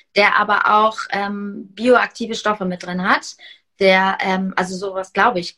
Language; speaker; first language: German; native; German